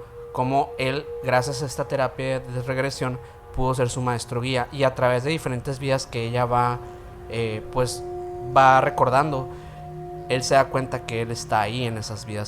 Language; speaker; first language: Spanish; native; Spanish